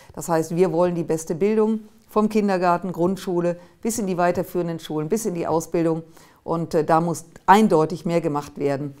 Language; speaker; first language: German; native; German